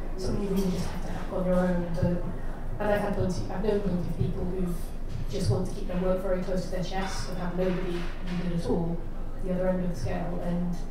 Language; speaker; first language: English; native; English